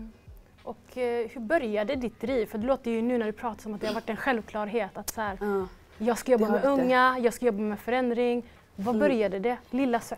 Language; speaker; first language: Swedish; native; Swedish